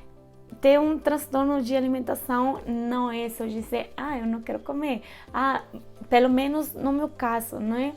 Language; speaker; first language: Portuguese; non-native, fluent; Spanish